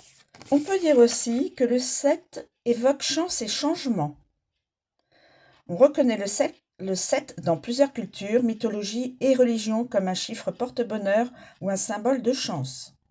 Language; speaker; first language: French; native; French